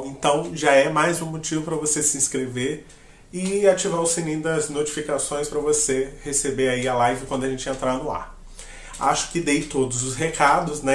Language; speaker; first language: Portuguese; native; Portuguese